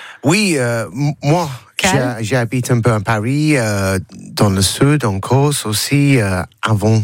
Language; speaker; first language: French; non-native, learner; English